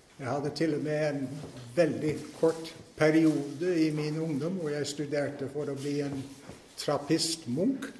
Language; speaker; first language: Norwegian; non-native, fluent; English